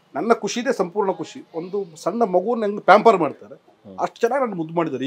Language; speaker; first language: Kannada; non-native, local second language; Malayalam